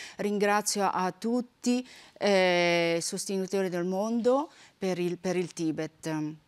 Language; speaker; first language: Italian; non-native, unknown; Tibetan